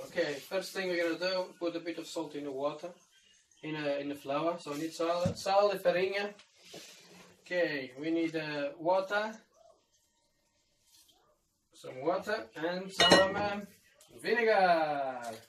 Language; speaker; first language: English; non-native, fluent; Portuguese